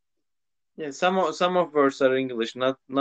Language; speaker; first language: English; non-native, local second language; Turkish